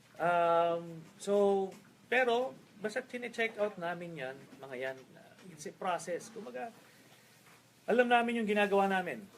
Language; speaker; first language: Filipino; native; Filipino